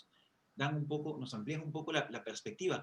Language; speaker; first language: Spanish; native; Spanish